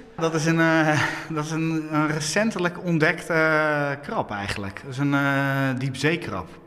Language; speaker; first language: Dutch; native; Dutch